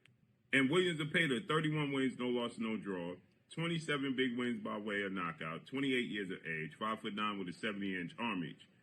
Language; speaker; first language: English; native; English